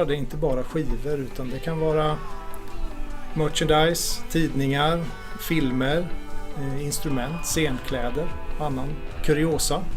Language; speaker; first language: Swedish; native; Swedish